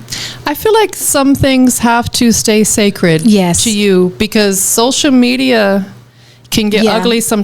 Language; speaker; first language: English; native; English